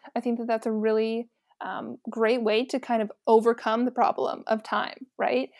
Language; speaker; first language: English; native; English